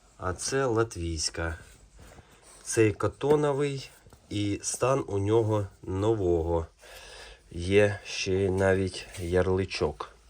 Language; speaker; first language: Ukrainian; non-native, local second language; Russian